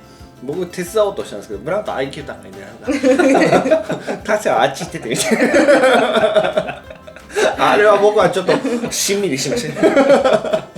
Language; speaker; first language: Japanese; native; Japanese